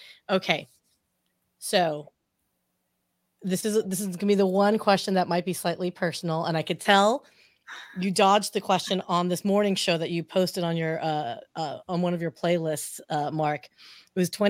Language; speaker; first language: English; native; English